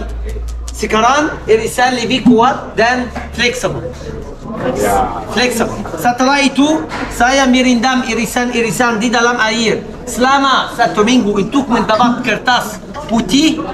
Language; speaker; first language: Indonesian; non-native, learner; Arabic